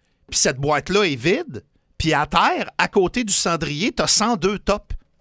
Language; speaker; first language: French; native; French